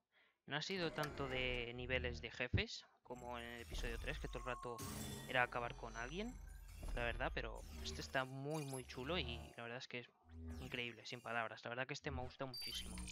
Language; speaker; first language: Spanish; native; Spanish